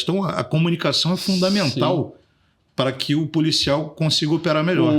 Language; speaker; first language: Portuguese; native; Portuguese